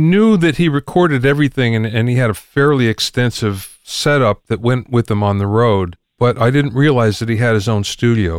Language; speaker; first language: English; native; English